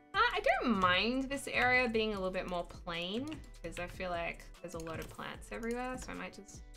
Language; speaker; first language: English; native; English